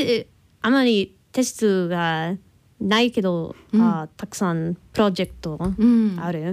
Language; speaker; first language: Japanese; non-native, learner; English